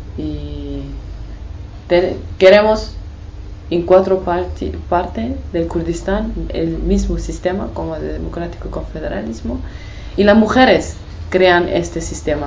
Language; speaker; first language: Spanish; non-native, learner; Kurdish